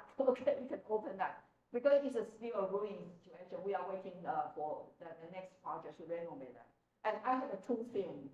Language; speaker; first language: English; non-native, fluent; Chinese